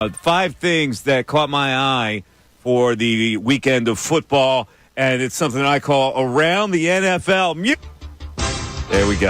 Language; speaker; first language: English; native; English